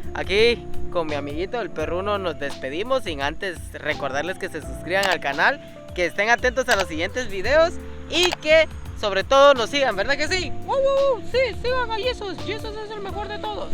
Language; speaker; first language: Spanish; native; Spanish